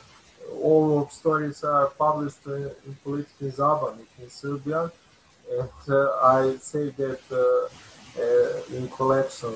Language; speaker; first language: English; non-native, learner; Bosnian